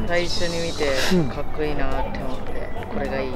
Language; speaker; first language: Japanese; native; Japanese